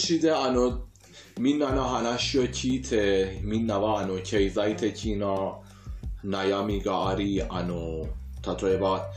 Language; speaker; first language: Japanese; non-native, fluent; Persian